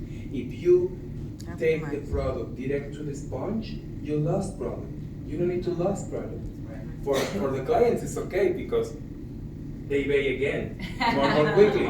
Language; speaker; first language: English; non-native, learner; Spanish